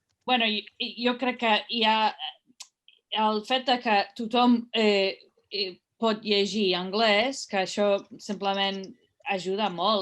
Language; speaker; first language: Catalan; non-native, fluent; English